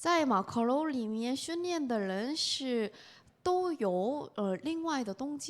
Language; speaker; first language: Chinese; non-native, fluent; Korean